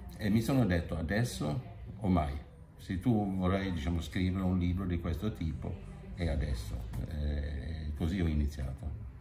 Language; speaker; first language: Italian; non-native, fluent; Swedish